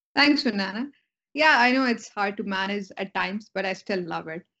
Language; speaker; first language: English; non-native, local second language; Urdu